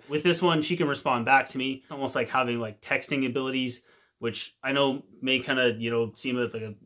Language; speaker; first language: English; native; English